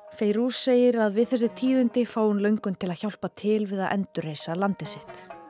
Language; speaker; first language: Icelandic; native; Icelandic